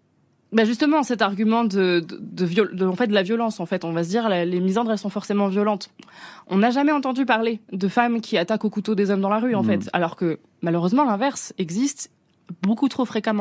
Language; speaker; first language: French; native; French